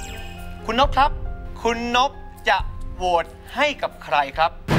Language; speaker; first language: Thai; native; Thai